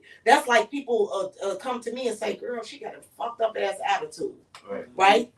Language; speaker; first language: English; native; English